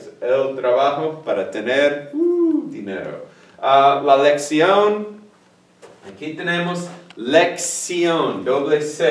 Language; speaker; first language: Spanish; non-native, fluent; English